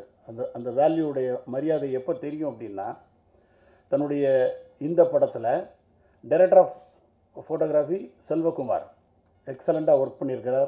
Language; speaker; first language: Tamil; native; Tamil